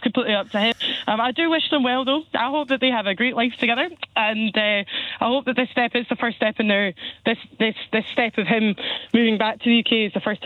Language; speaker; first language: English; native; English